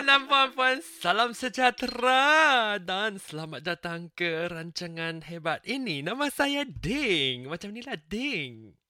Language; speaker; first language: Malay; non-native, local second language; Chinese